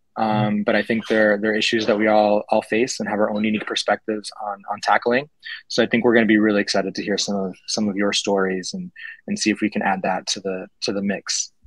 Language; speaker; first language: English; early bilingual, other home language; Spanish